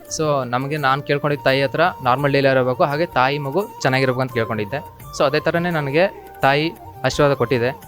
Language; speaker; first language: Kannada; native; Kannada